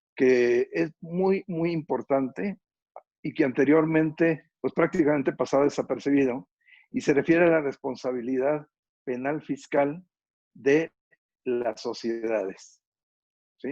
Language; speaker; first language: Spanish; native; Spanish